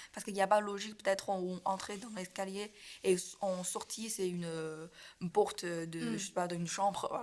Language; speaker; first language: French; non-native, learner; Chinese